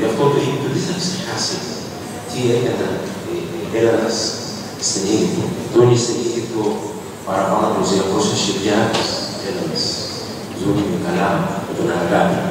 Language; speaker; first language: Greek; non-native, learner; Arabic